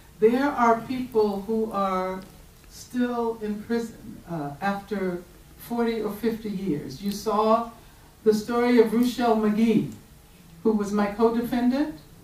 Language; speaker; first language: English; native; English